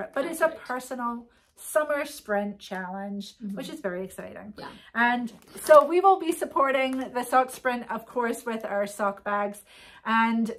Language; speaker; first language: English; native; English